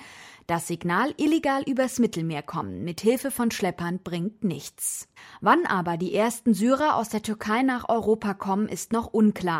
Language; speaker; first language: German; native; German